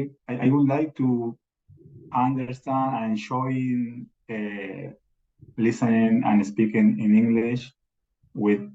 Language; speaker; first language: English; non-native, learner; Spanish